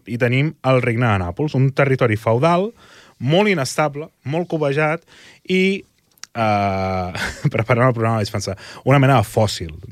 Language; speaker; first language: Catalan; native; Catalan